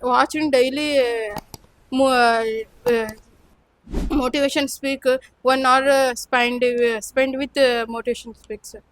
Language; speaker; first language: English; non-native, local second language; Kannada